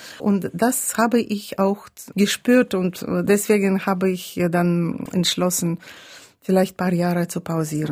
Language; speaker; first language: German; non-native, fluent; Russian